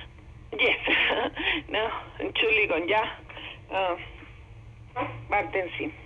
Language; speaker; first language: German; non-native, learner; Spanish